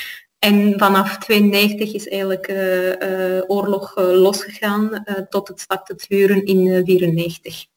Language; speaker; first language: Dutch; non-native, fluent; Armenian